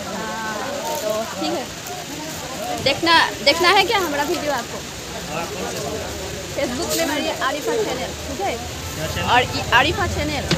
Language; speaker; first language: Hindi; non-native, local second language; Assamese